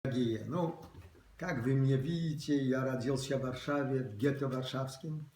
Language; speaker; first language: Russian; early bilingual, other home language; Polish